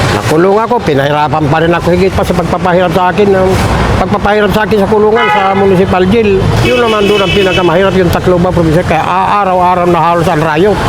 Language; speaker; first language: Filipino; native; Filipino